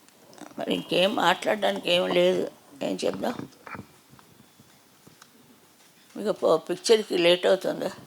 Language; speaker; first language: Telugu; native; Telugu